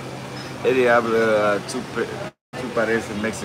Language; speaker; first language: Spanish; non-native, learner; English